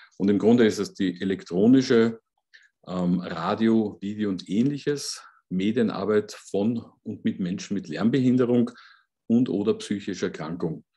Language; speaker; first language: German; native; German